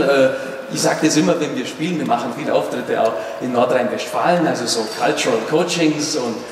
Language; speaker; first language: German; native; German